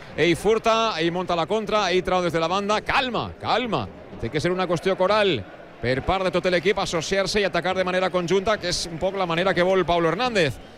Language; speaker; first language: Catalan; native; Catalan